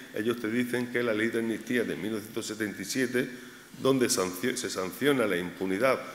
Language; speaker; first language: Spanish; native; Spanish